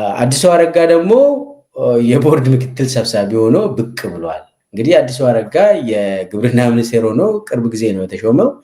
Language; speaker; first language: Amharic; non-native, local second language; Oromo